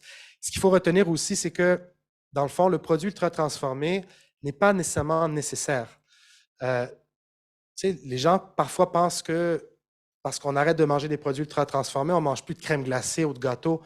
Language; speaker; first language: French; native; French